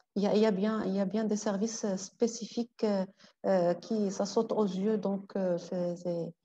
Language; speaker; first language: French; non-native, local second language; Arabic